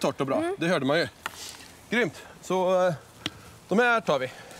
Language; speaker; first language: Swedish; native; Swedish